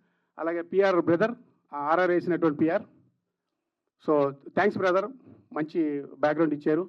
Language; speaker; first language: Telugu; native; Telugu